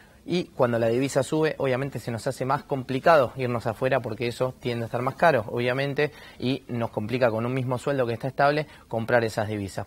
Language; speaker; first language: Spanish; native; Spanish